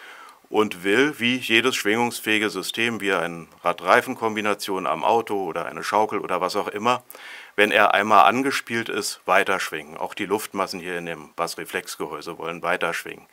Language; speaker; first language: German; native; German